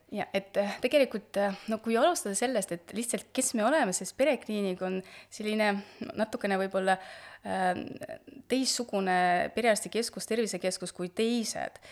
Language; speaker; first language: Estonian; non-native, local second language; Russian